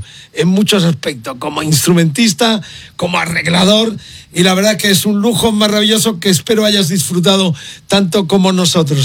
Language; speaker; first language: Spanish; native; Spanish